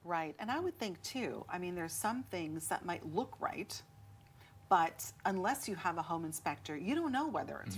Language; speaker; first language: English; native; English